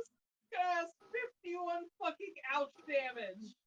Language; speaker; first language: English; native; English